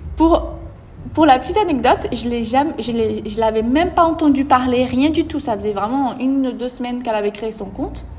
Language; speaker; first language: French; early bilingual, other home language; Portuguese